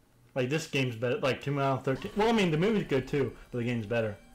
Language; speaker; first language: English; native; English